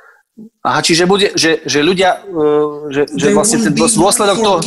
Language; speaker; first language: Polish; non-native, learner; Slovak